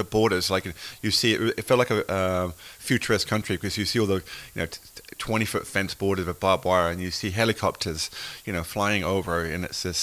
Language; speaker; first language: English; native; English